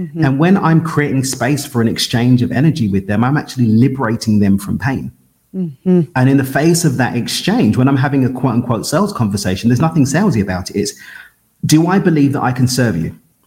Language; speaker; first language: English; native; English